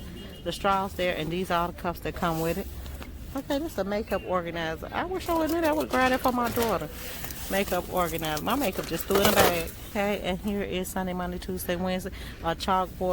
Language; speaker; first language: English; native; English